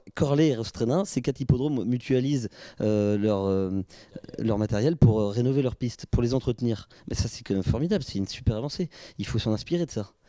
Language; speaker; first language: French; native; French